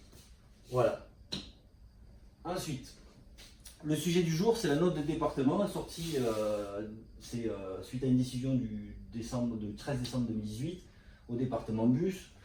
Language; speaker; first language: French; native; French